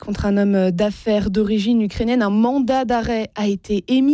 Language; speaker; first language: French; native; French